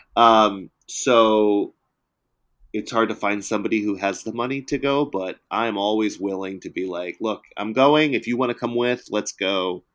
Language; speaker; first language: English; early bilingual, other home language; Italian